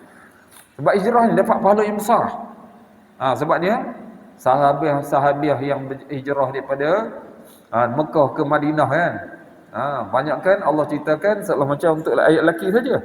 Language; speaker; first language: Malay; native; Malay